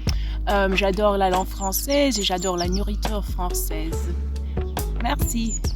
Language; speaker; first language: French; early bilingual, heritage; English